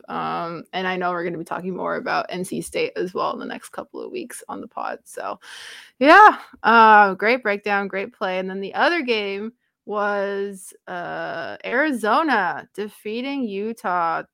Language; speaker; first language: English; non-native, fluent; Romanian